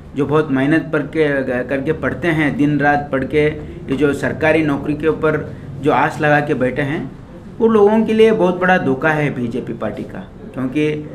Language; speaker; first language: Hindi; non-native, local second language; Kannada